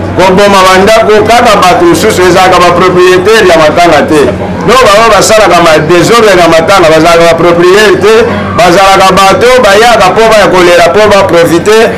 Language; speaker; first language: Lingala; non-native, local second language; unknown